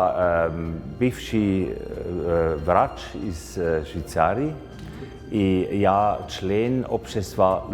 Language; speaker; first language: Russian; non-native, fluent; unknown